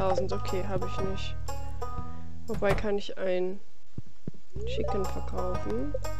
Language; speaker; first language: German; native; German